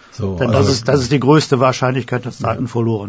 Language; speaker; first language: German; native; German